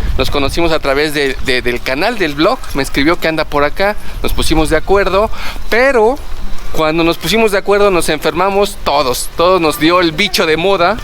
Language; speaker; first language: Spanish; native; Spanish